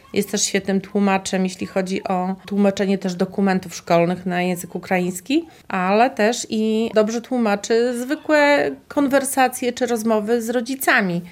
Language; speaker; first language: Polish; native; Polish